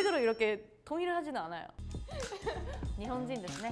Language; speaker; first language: Korean; native; Korean